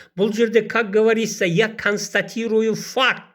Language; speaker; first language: Russian; non-native, local second language; Kazakh